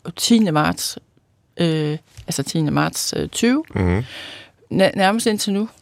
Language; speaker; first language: Danish; native; Danish